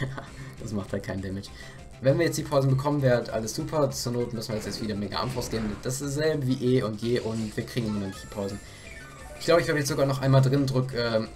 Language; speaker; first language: German; native; German